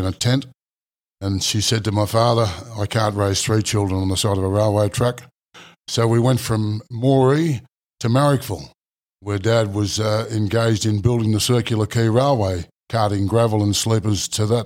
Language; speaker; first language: English; native; English